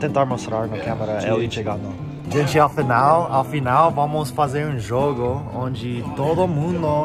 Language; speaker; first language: Portuguese; non-native, learner; English